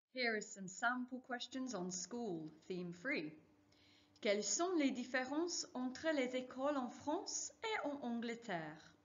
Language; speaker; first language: French; non-native, fluent; English